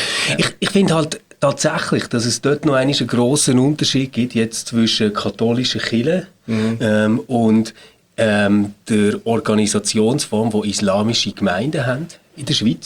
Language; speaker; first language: German; native; German